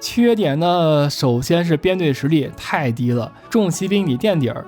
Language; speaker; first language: Chinese; native; Chinese